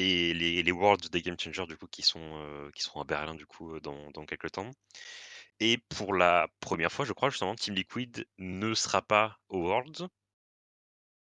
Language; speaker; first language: French; native; French